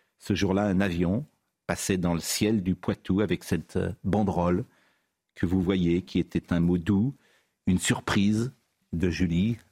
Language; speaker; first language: French; native; French